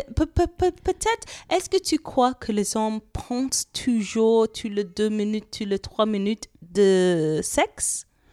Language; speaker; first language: French; non-native, fluent; English